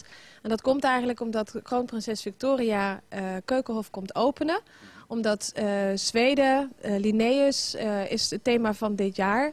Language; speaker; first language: Dutch; native; Dutch